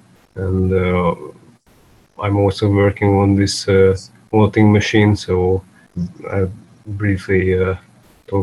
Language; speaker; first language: English; native; English